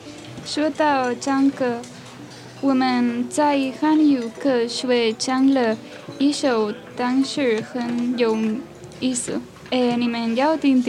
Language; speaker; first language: Chinese; non-native, learner; Spanish